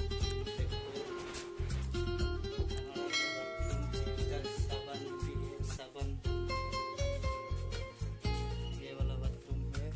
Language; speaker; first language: Hindi; non-native, local second language; Assamese